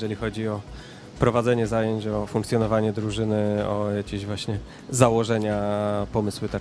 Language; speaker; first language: Polish; native; Polish